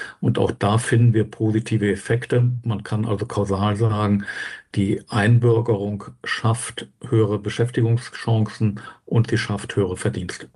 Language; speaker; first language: German; native; German